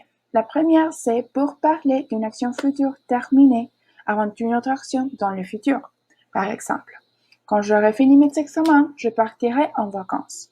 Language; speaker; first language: French; non-native, learner; Spanish